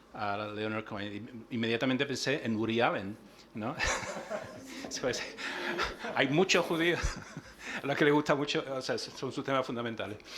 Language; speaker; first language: Spanish; native; Spanish